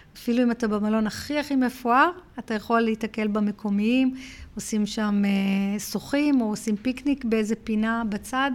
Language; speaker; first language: Hebrew; early bilingual, heritage; Hebrew